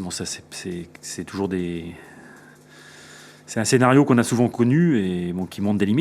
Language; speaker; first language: French; native; French